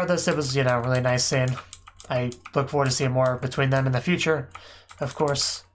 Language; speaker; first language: English; native; English